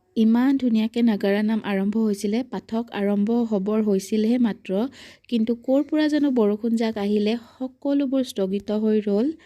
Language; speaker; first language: Assamese; native; Assamese